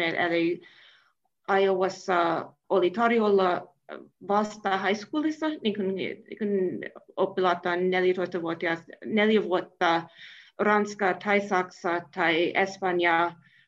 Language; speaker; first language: Finnish; non-native, fluent; English